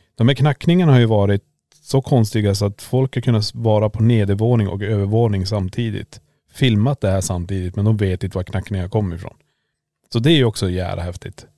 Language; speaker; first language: Swedish; native; Swedish